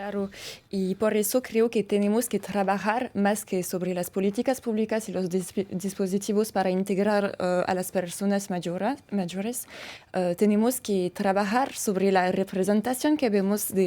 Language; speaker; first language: Spanish; non-native, fluent; French